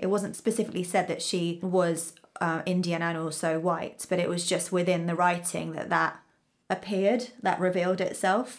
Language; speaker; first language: English; native; English